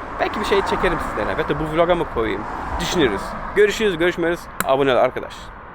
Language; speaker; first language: Turkish; early bilingual, heritage; Turkish